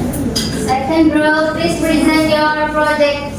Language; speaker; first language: English; non-native, fluent; Indonesian